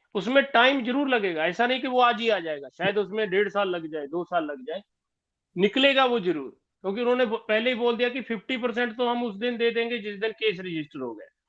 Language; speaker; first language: Hindi; non-native, local second language; Punjabi